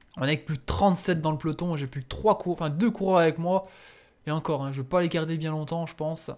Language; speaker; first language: French; native; French